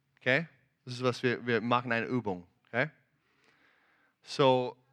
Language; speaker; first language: German; non-native, learner; English